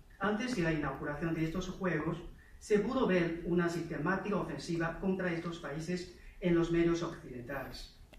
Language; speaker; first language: Spanish; non-native, fluent; Chinese